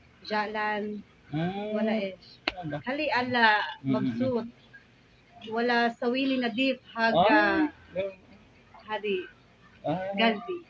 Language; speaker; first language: Arabic; non-native, learner; Filipino